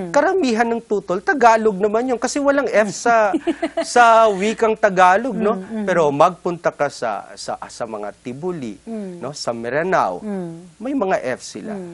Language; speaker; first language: Filipino; non-native, local second language; Waray